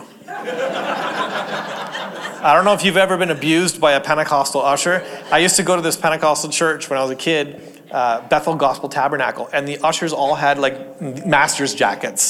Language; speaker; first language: English; native; English